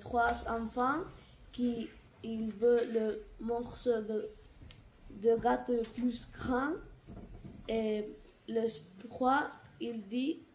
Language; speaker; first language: French; non-native, learner; Catalan